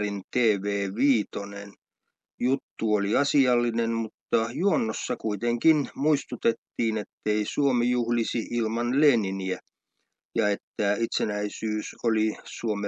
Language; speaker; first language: Finnish; native; Finnish